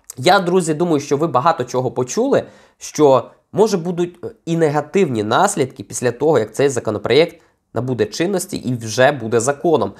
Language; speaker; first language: Ukrainian; native; Ukrainian